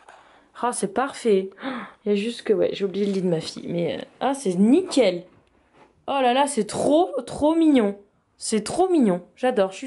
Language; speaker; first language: French; native; French